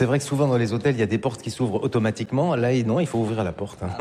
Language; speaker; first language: French; native; French